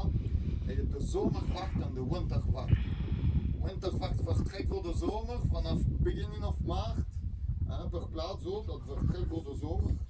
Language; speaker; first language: Dutch; non-native, learner; French